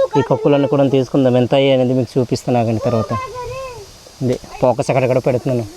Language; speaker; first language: Telugu; non-native, local second language; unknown